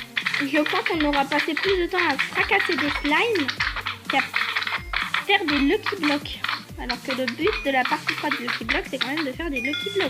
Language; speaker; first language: French; native; French